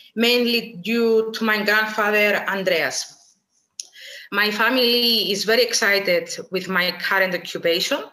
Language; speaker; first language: English; non-native, fluent; Greek